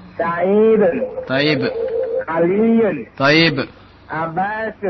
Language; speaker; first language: Arabic; non-native, learner; Indonesian